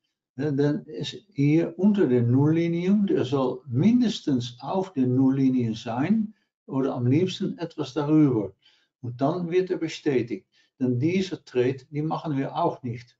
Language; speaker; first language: German; non-native, learner; Dutch